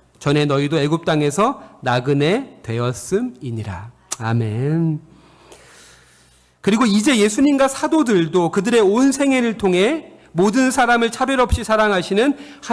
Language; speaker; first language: Korean; native; Korean